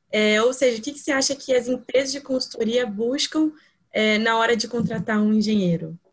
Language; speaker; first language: Portuguese; native; Portuguese